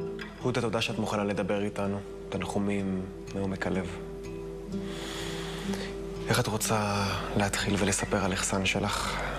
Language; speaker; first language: Hebrew; native; Hebrew